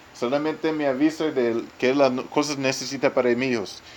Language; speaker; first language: Spanish; non-native, learner; English